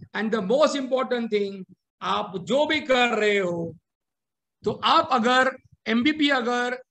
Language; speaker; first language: Hindi; non-native, local second language; Marathi